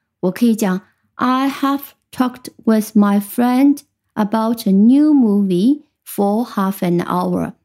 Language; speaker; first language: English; non-native, fluent; Chinese